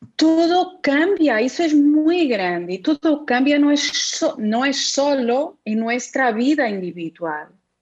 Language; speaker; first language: Spanish; non-native, fluent; Portuguese